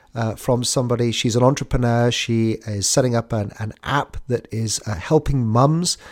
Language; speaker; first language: English; native; English